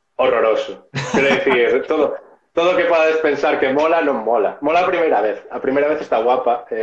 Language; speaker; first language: Galician; non-native, local second language; Spanish